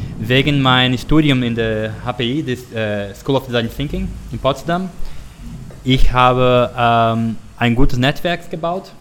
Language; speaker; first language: German; non-native, learner; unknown